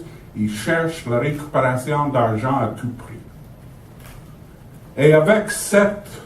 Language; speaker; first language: French; native; French